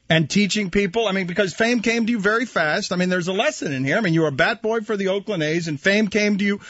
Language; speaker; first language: English; early bilingual, other home language; Spanish